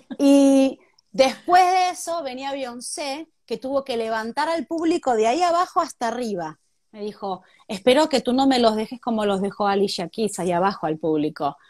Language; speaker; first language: Spanish; native; Spanish